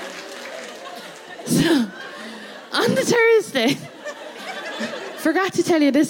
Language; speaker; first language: English; native; English